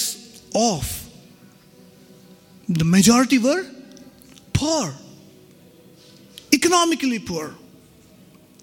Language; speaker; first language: English; non-native, local second language; Hindi